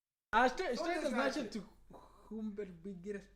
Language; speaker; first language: Russian; non-native, learner; English